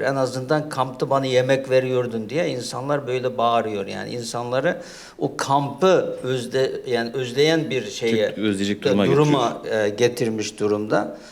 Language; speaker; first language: Turkish; non-native, fluent; Uyghur